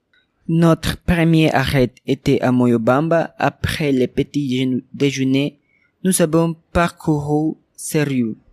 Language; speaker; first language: French; non-native, learner; Spanish